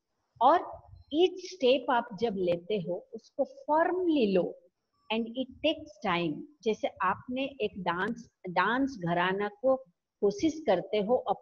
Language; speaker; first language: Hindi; non-native, local second language; Odia